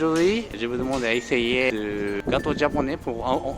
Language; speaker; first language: French; non-native, fluent; Japanese